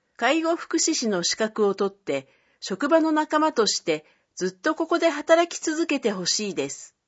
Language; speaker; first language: Japanese; native; Japanese